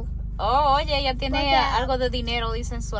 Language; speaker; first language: Spanish; native; Spanish